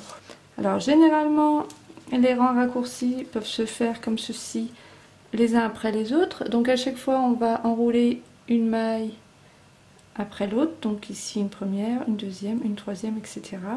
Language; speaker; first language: French; native; French